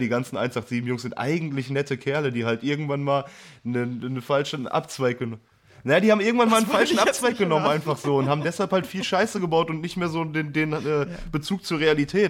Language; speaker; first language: German; native; German